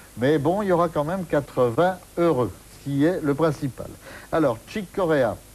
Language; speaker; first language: French; native; French